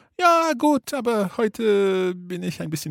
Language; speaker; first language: German; non-native, fluent; English